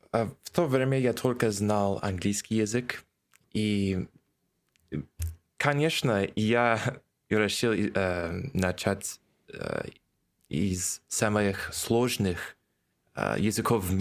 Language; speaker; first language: Russian; non-native, learner; English